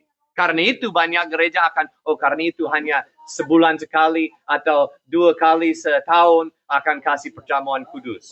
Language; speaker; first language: Indonesian; non-native, fluent; English